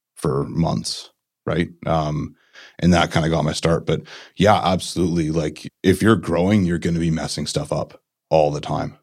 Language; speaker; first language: English; native; English